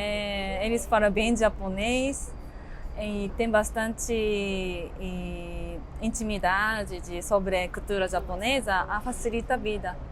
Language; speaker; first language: Portuguese; non-native, learner; Japanese